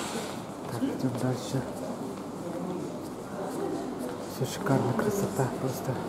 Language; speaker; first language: Russian; native; Russian